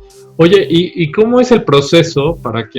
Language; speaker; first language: Spanish; native; Spanish